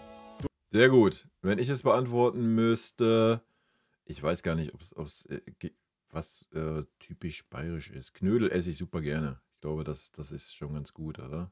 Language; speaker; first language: German; native; German